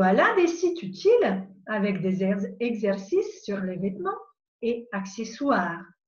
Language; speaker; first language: French; non-native, fluent; Macedonian